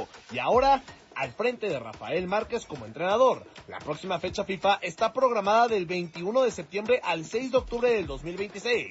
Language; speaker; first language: Spanish; native; Spanish